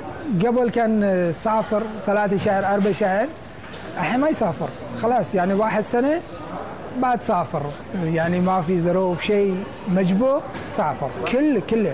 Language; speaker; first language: Arabic; non-native, learner; Persian